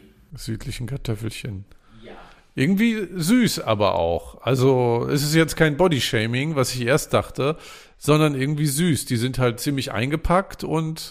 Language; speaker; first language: German; native; German